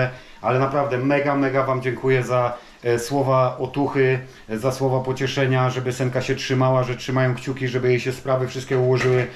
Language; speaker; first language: Polish; native; Polish